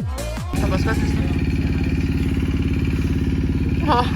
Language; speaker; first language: French; native; French